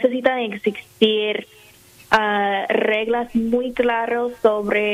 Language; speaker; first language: Spanish; non-native, fluent; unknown